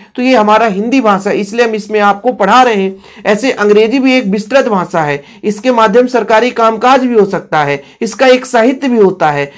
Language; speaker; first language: Hindi; native; Hindi